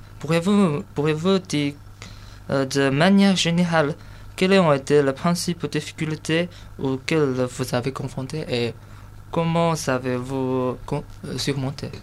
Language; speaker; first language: French; non-native, learner; Chinese